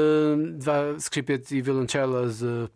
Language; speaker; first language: Polish; non-native, learner; Portuguese